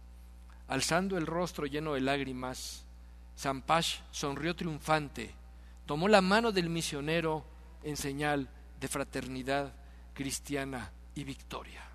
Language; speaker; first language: Spanish; native; Spanish